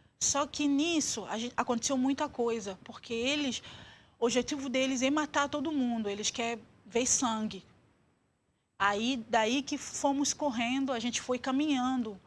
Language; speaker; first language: Portuguese; non-native, fluent; Swahili